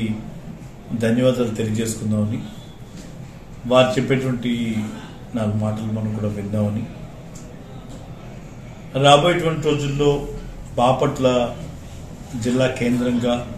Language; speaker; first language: Telugu; native; Telugu